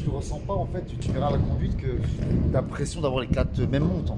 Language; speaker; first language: French; native; French